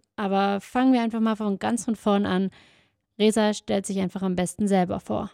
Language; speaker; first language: German; native; German